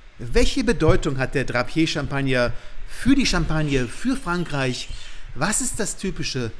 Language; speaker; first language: German; native; German